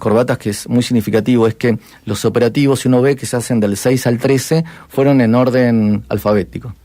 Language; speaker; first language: Spanish; native; Spanish